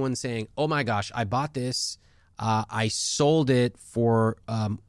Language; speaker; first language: English; early bilingual, other home language; Hindi